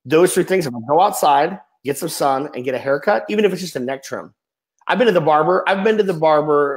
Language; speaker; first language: English; native; English